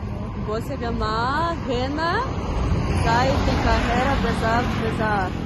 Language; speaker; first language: Arabic; non-native, learner; Russian